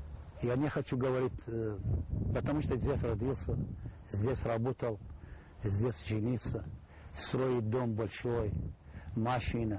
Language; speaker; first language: Russian; non-native, learner; Arabic